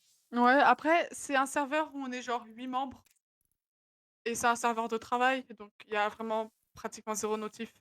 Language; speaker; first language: French; native; French